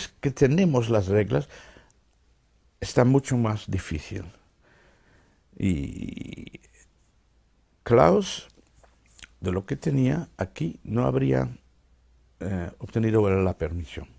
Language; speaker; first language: Spanish; non-native, fluent; Dutch